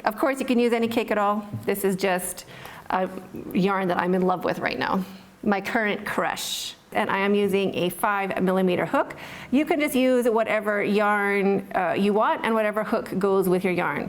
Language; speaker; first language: English; native; English